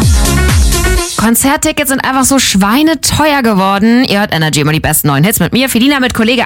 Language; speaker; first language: German; native; German